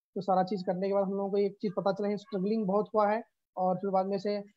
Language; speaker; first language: Hindi; non-native, local second language; Urdu